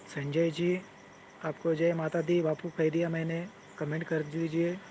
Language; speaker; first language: Hindi; non-native, local second language; Marathi